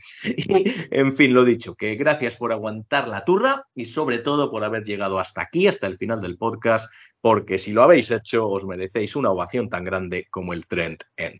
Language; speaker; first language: Spanish; native; Spanish